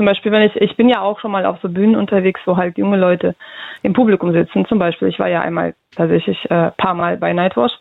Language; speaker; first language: German; early bilingual, other home language; Russian